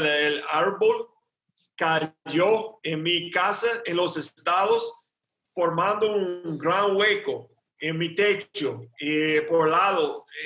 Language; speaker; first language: Spanish; non-native, learner; English